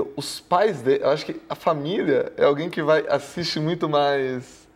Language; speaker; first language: Portuguese; native; Portuguese